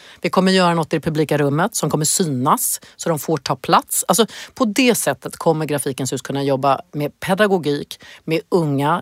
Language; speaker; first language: Swedish; native; Swedish